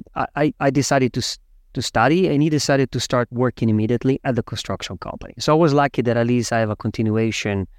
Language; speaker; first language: English; non-native, fluent; Italian